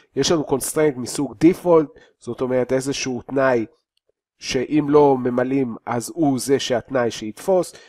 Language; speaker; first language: Hebrew; native; Hebrew